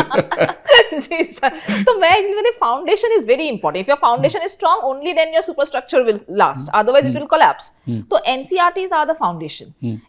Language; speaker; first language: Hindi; non-native, local second language; Assamese